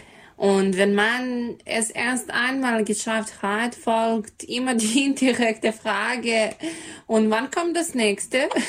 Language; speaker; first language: German; non-native, learner; Serbian